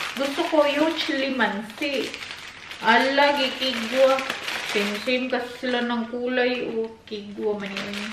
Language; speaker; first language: Filipino; non-native, local second language; Cebuano